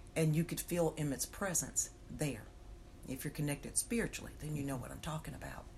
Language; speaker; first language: English; native; English